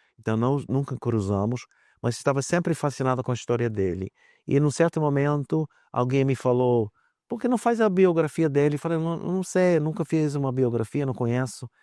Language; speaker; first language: Portuguese; non-native, fluent; English